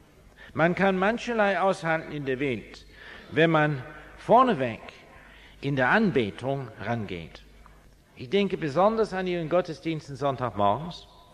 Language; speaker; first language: German; non-native, fluent; English